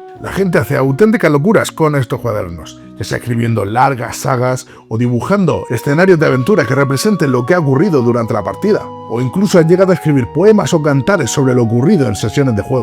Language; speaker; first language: Spanish; native; Spanish